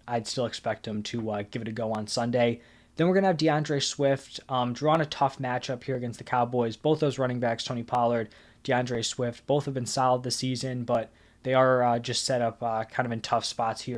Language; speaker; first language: English; native; English